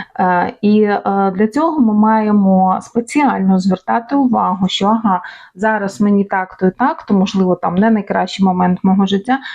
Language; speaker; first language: Ukrainian; native; Ukrainian